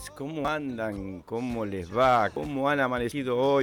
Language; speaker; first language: Spanish; native; Spanish